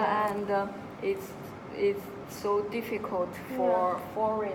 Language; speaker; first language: English; non-native, local second language; Chinese